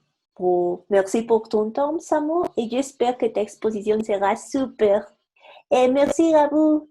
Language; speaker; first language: French; non-native, learner; Spanish